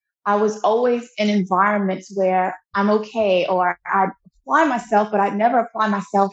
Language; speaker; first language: English; native; English